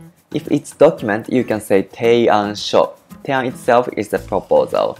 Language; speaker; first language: English; non-native, fluent; Japanese